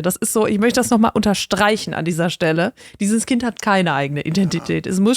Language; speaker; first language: German; native; German